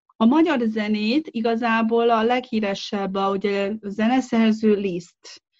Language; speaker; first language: Hungarian; non-native, fluent; Chinese